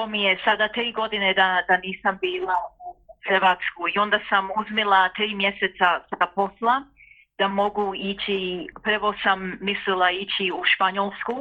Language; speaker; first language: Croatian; early bilingual, heritage; Croatian